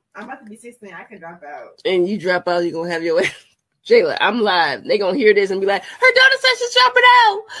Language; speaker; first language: English; native; English